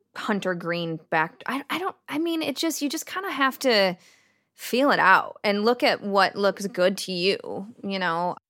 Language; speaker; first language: English; native; English